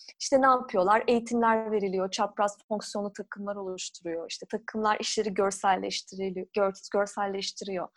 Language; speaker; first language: Turkish; native; Turkish